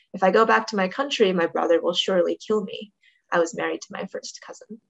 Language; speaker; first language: English; native; English